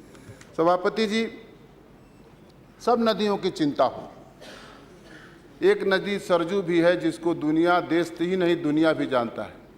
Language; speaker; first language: Hindi; native; Hindi